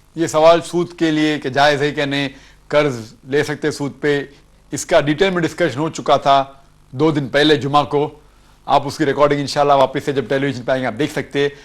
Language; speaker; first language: Urdu; non-native, local second language; Konkani